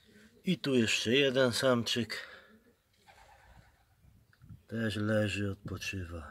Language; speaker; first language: Polish; native; Polish